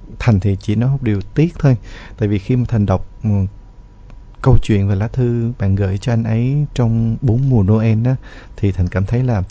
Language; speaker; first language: Vietnamese; native; Vietnamese